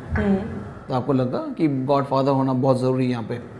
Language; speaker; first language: Hindi; native; Hindi